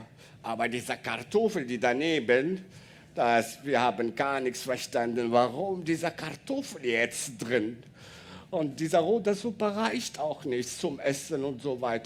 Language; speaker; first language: German; non-native, learner; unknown